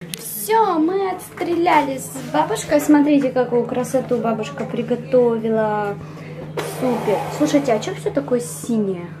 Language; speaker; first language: Russian; native; Russian